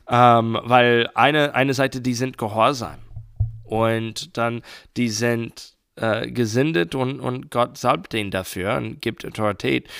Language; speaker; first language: German; non-native, learner; English